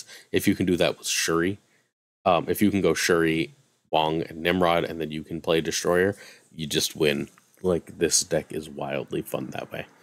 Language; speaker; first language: English; native; English